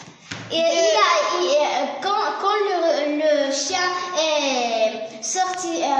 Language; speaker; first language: French; non-native, learner; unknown